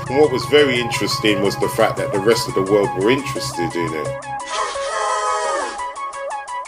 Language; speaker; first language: English; native; English